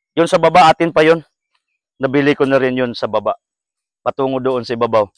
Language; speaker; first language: Filipino; non-native, local second language; Cebuano